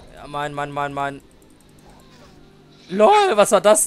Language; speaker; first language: German; native; German